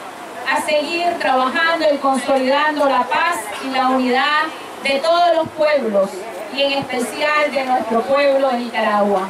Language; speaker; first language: Spanish; native; Spanish